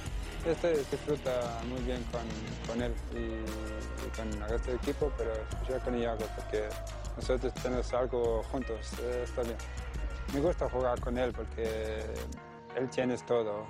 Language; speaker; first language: Spanish; non-native, learner; Danish